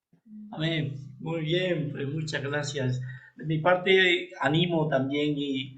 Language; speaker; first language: Spanish; native; Spanish